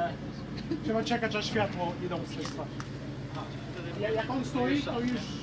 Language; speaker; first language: Polish; non-native, learner; English